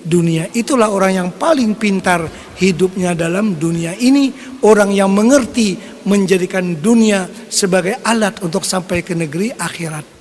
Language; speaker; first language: Indonesian; non-native, local second language; Banjar